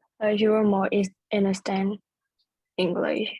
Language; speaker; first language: English; non-native, learner; Burmese